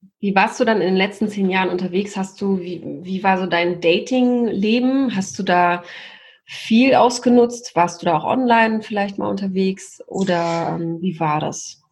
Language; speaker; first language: German; native; German